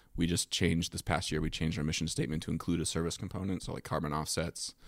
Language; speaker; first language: English; native; English